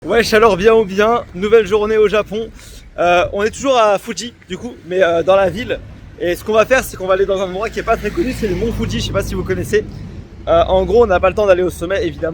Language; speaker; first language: French; native; French